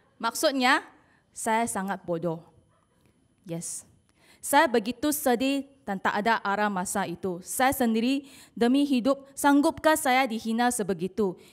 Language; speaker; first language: Malay; non-native, local second language; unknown